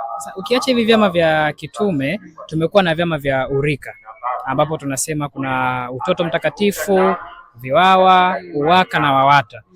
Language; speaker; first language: Swahili; native; Swahili